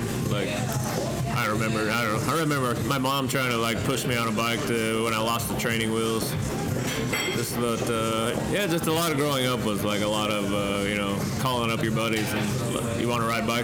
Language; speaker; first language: English; native; English